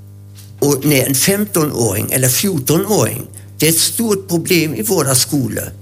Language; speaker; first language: Swedish; non-native, fluent; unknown